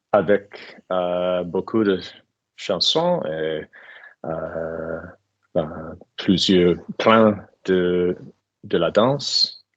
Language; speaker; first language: French; non-native, learner; English